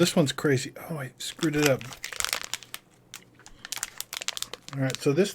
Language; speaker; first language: English; native; English